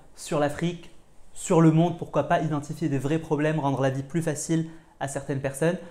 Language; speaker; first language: French; non-native, local second language; Arabic